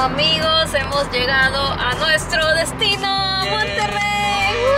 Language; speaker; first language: Spanish; native; Spanish